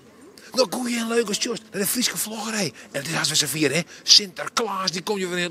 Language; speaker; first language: Dutch; non-native, local second language; Western Frisian